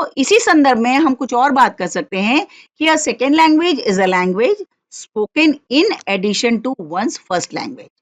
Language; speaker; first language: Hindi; non-native, local second language; Marathi